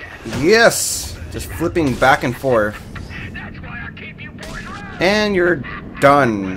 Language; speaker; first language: English; native; English